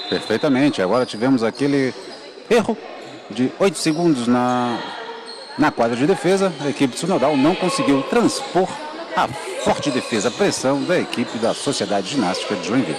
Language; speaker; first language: Portuguese; native; Portuguese